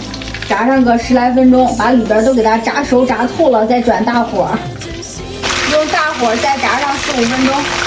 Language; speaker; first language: Chinese; native; Chinese